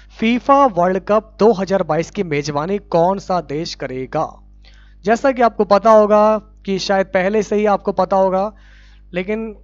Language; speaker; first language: Hindi; native; Hindi